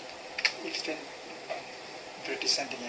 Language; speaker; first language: English; non-native, learner; Russian